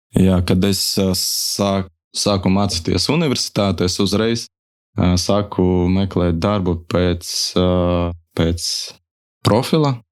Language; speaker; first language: Latvian; non-native, local second language; Russian